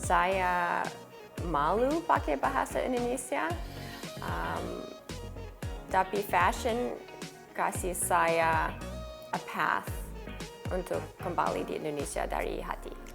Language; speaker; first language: Indonesian; early bilingual, heritage; English